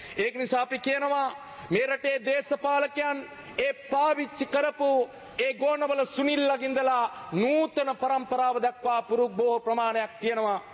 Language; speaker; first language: Sinhala; native; Sinhala